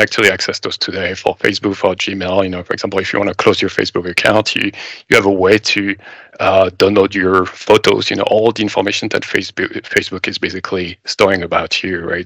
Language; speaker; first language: English; non-native, fluent; French